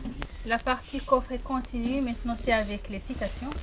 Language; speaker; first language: French; non-native, local second language; Comorian